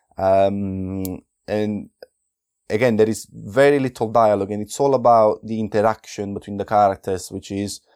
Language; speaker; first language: English; non-native, fluent; Italian